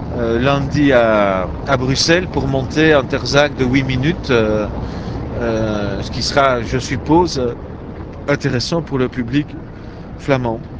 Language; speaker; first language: French; native; French